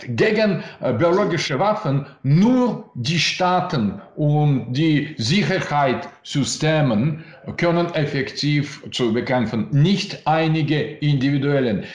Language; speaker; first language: German; non-native, learner; Russian